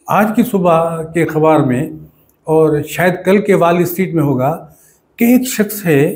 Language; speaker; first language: Urdu; non-native, local second language; Sindhi